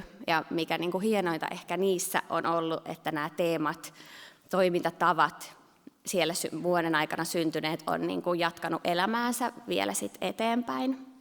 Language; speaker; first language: Finnish; native; Finnish